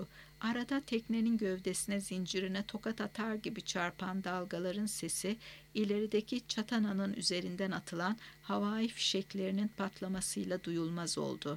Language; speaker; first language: Turkish; native; Turkish